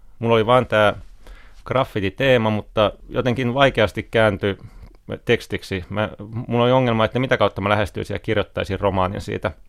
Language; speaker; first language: Finnish; native; Finnish